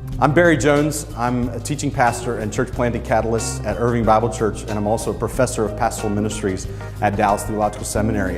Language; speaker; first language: English; native; English